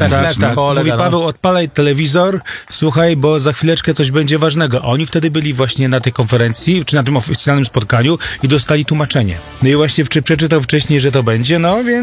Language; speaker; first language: Polish; native; Polish